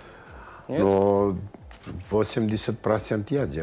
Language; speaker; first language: Russian; non-native, local second language; Armenian